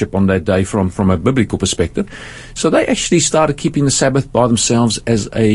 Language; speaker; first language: English; native; English